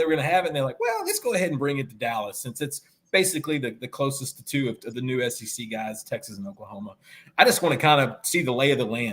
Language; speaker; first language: English; native; English